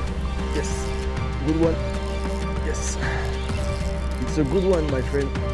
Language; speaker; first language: English; non-native, learner; French